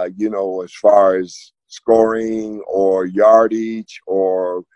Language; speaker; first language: English; native; English